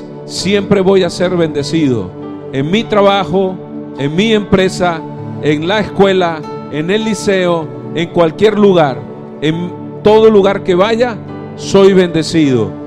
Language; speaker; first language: Spanish; native; Spanish